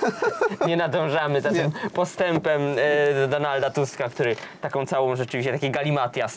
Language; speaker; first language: Polish; native; Polish